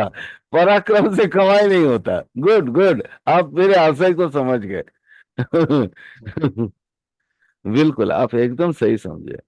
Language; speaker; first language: Hindi; native; Hindi